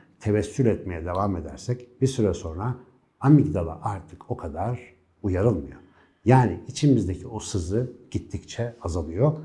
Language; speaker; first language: Turkish; native; Turkish